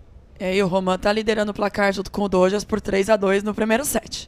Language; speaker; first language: Portuguese; native; Portuguese